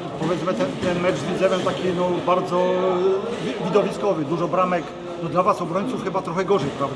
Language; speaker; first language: Polish; native; Polish